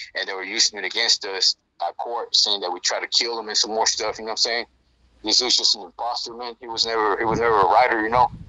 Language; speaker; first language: English; native; English